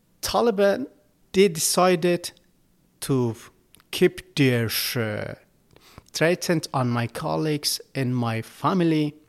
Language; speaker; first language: English; non-native, learner; Persian